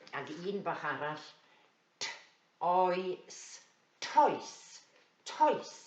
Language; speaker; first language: Welsh; native; Welsh